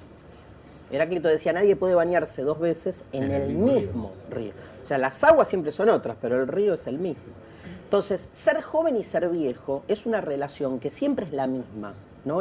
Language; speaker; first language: Spanish; native; Spanish